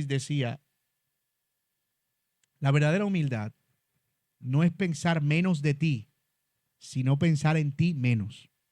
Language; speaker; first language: Spanish; native; Spanish